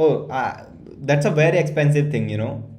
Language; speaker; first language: English; non-native, learner; Hindi